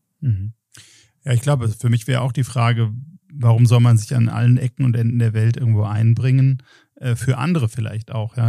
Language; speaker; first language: German; native; German